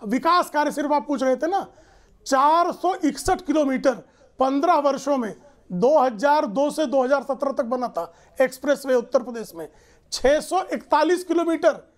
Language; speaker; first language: Hindi; native; Hindi